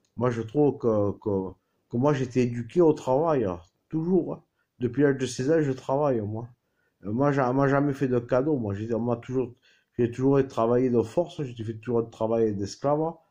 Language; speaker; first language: French; native; French